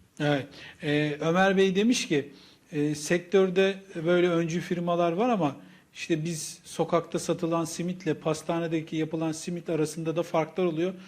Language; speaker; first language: Turkish; native; Turkish